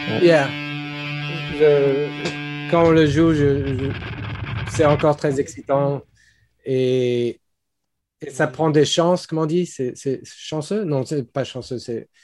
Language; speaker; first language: French; non-native, fluent; English